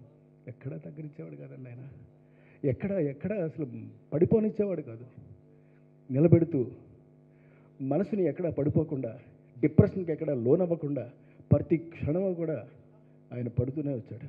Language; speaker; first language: Telugu; native; Telugu